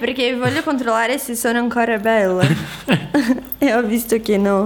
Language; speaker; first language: Italian; non-native, fluent; Portuguese